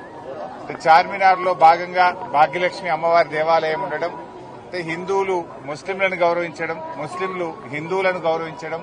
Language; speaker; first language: Telugu; native; Telugu